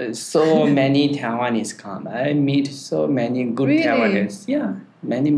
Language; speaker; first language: English; non-native, learner; Tibetan